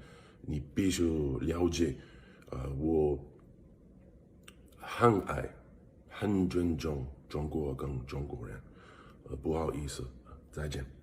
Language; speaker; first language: Chinese; non-native, learner; English